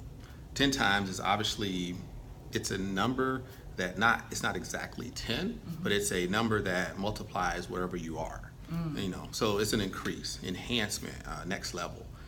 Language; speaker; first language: English; native; English